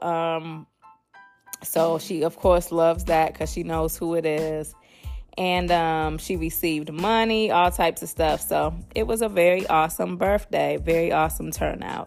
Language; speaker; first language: English; native; English